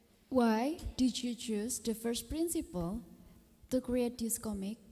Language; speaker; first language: English; non-native, fluent; Indonesian